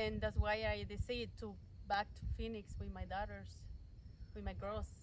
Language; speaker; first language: English; non-native, learner; Spanish